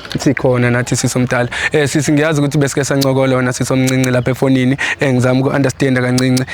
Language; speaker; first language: Zulu; native; Zulu